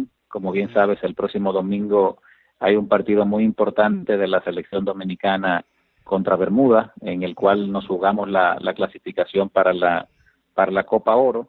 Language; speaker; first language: Spanish; native; Spanish